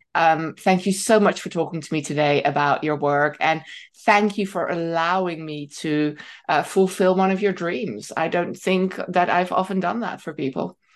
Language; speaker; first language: English; non-native, fluent; Dutch